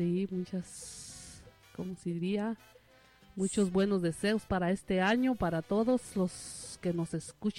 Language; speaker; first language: Spanish; native; Spanish